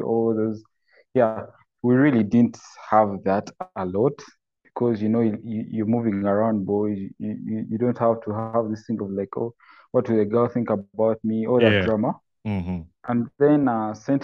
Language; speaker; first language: English; non-native, local second language; Ganda